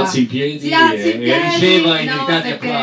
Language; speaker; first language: Italian; native; Italian